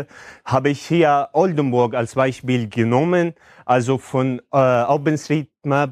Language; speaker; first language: German; non-native, fluent; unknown